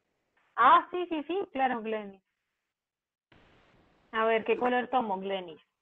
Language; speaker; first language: Spanish; native; Spanish